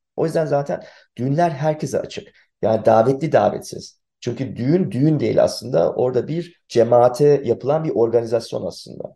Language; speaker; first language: Turkish; early bilingual, heritage; Turkish